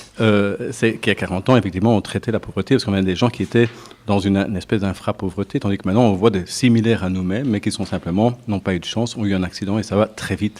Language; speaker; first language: French; native; French